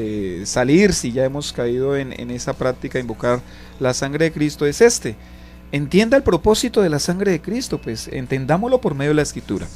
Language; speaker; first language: Spanish; native; Spanish